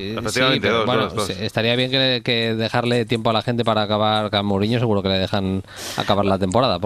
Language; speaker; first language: Spanish; native; Spanish